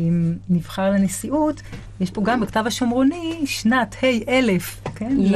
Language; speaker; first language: Hebrew; native; Hebrew